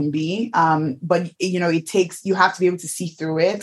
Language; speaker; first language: English; non-native, local second language; Yoruba